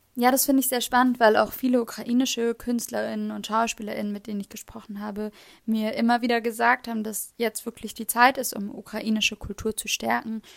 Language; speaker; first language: German; native; German